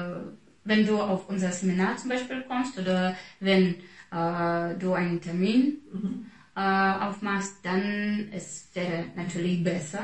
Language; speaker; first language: German; non-native, fluent; Russian